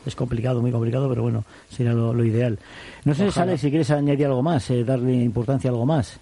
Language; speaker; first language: Spanish; native; Spanish